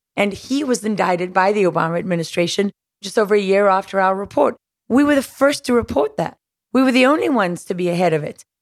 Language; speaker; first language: English; native; English